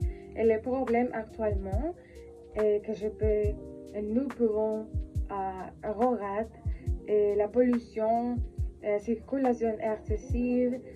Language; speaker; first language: French; non-native, learner; Spanish